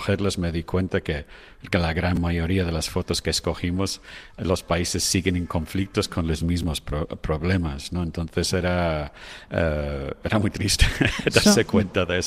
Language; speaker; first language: Spanish; non-native, fluent; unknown